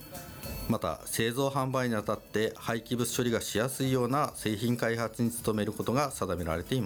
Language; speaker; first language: Japanese; native; Japanese